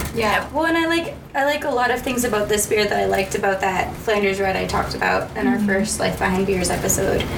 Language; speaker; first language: English; native; English